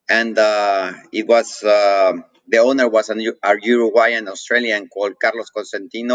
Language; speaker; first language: English; non-native, fluent; Spanish